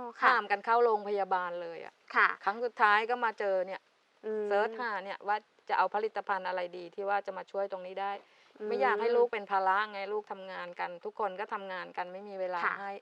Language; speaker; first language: Thai; native; Thai